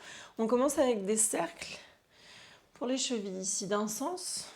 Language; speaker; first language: French; native; French